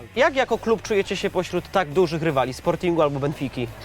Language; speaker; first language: Polish; native; Polish